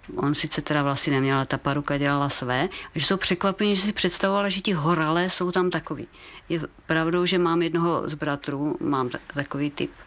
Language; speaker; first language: Czech; native; Czech